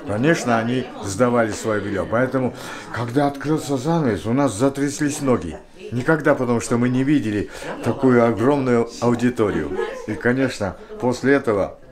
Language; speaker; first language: Russian; non-native, fluent; Japanese